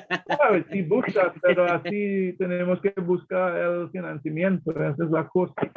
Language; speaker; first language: Spanish; non-native, learner; English